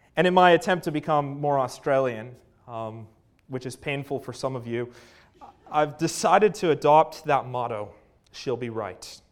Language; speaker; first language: English; native; English